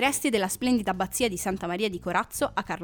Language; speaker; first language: Italian; native; Italian